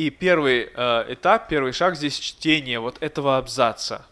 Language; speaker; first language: Russian; native; Russian